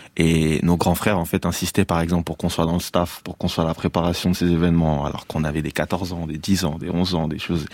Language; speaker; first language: French; native; French